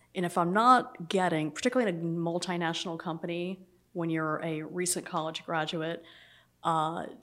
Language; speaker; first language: English; native; English